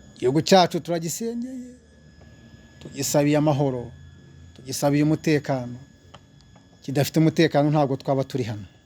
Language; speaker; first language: Kinyarwanda; early bilingual, heritage; Kinyarwanda